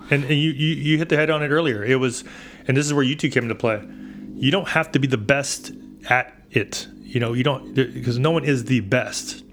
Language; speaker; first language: English; native; English